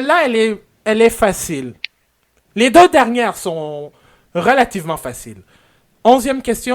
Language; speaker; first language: French; native; French